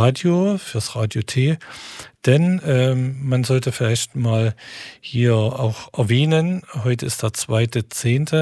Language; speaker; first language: German; native; German